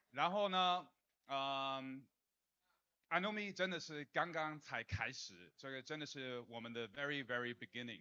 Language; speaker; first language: Chinese; non-native, fluent; English